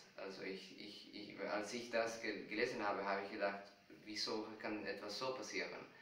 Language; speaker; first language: German; non-native, fluent; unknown